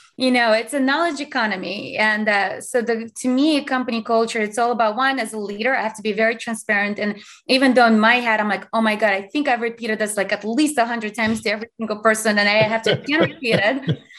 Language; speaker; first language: English; non-native, fluent; Azerbaijani